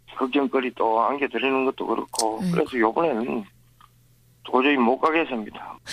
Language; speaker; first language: Korean; native; Korean